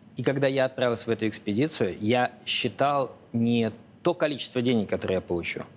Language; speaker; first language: Russian; native; Russian